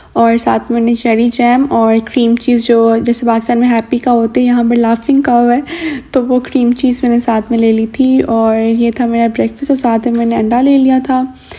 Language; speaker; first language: Urdu; native; Urdu